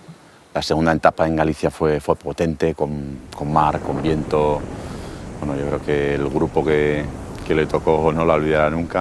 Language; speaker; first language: Spanish; native; Spanish